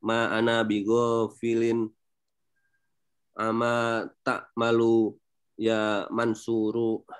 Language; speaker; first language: Arabic; non-native, learner; Indonesian